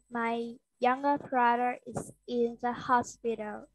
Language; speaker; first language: English; non-native, learner; Vietnamese